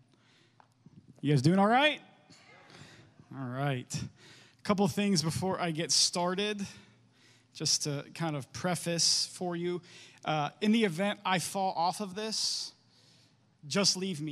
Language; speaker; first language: English; native; English